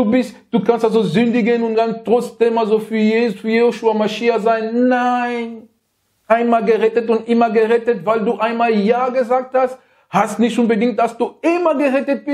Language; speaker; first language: German; non-native, learner; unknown